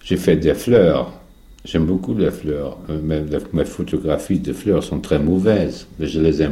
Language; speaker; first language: French; non-native, fluent; German